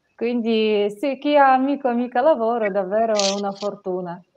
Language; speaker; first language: Italian; non-native, fluent; Ukrainian